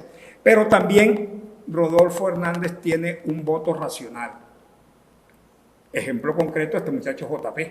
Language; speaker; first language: Spanish; native; Spanish